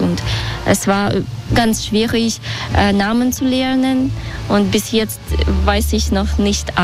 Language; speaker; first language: German; non-native, fluent; Russian